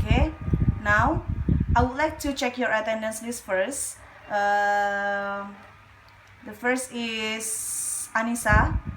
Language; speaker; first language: English; non-native, learner; Indonesian